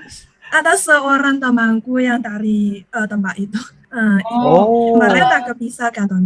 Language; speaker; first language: Indonesian; non-native, learner; Chinese